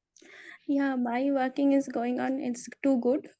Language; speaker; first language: English; non-native, learner; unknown